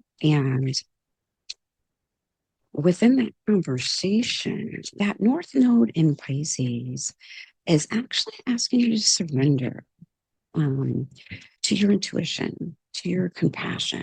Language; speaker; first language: English; native; English